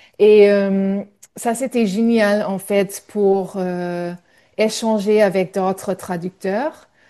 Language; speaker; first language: French; non-native, fluent; English